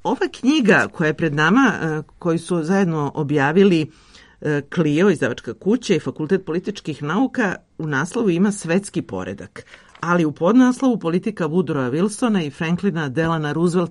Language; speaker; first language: Serbian; native; Serbian